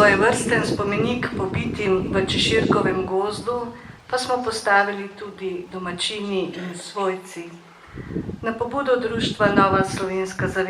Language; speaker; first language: Slovenian; native; Slovenian